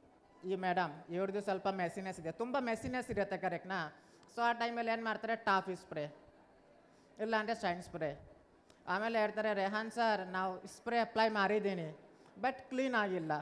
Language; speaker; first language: Kannada; non-native, learner; Bangla